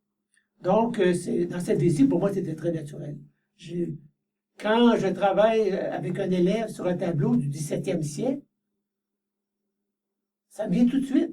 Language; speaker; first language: French; native; French